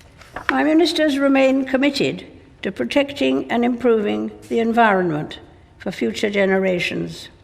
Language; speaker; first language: English; native; English